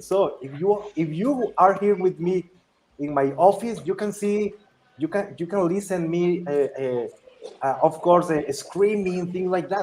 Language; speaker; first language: English; non-native, fluent; Spanish